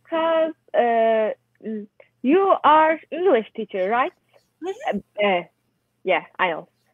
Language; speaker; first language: English; non-native, learner; Turkish